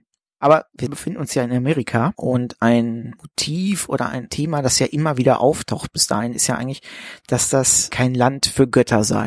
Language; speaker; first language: German; native; German